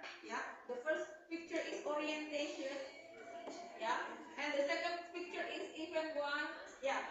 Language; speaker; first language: English; non-native, learner; Indonesian